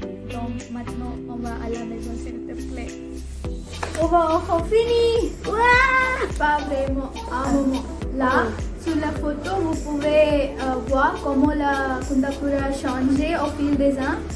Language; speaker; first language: French; non-native, fluent; Konkani